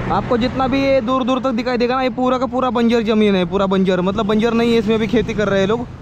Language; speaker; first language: Hindi; non-native, local second language; Marathi